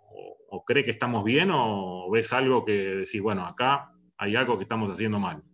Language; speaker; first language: Spanish; native; Spanish